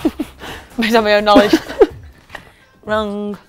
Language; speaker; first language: English; native; English